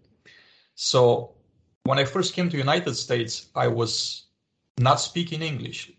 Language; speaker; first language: English; non-native, fluent; Romanian